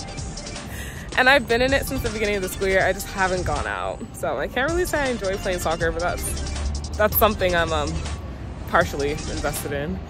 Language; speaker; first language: English; native; English